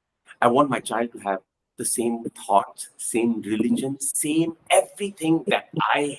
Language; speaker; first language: English; non-native, local second language; Punjabi